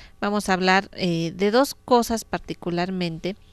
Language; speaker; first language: Spanish; native; Spanish